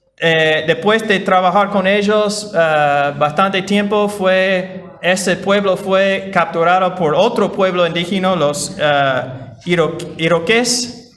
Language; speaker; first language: Spanish; non-native, fluent; English